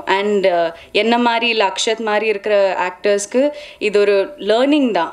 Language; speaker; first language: Tamil; non-native, local second language; Malayalam